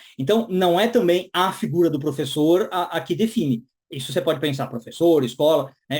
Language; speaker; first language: Portuguese; native; Portuguese